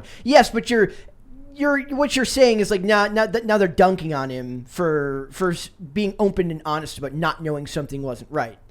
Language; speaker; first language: English; native; English